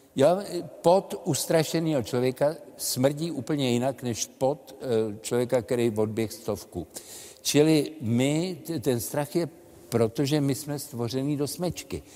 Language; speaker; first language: Czech; native; Czech